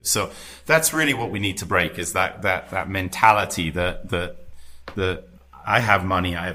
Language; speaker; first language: English; native; English